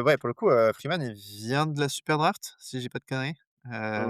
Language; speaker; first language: French; native; French